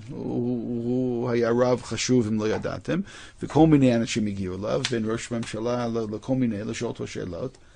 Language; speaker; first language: Hebrew; non-native, fluent; English